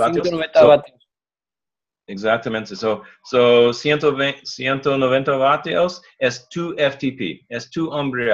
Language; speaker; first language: Spanish; non-native, learner; English